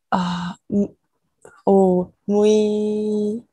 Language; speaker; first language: Cantonese; non-native, learner; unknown